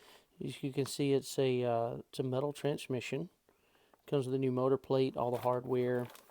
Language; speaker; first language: English; native; English